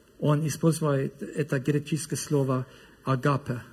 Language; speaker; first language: Russian; non-native, learner; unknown